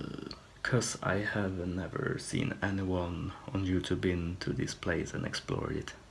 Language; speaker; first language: English; non-native, fluent; Swedish